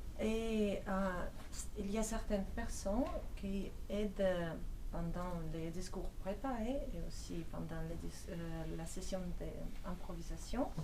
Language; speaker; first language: French; non-native, fluent; Russian